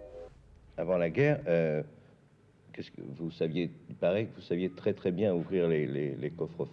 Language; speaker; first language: French; native; French